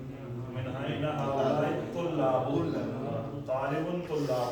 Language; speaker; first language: Arabic; non-native, fluent; Urdu